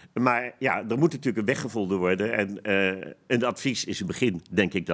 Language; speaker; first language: Dutch; native; Dutch